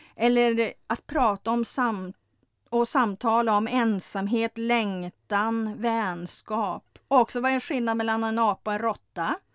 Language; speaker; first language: Swedish; native; Swedish